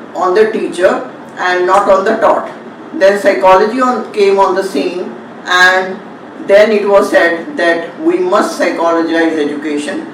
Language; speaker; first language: English; non-native, local second language; Punjabi